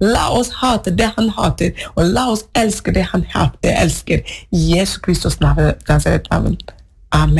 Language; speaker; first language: Norwegian; non-native, fluent; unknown